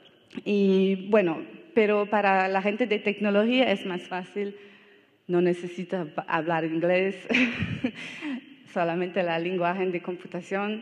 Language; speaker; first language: Spanish; non-native, learner; Portuguese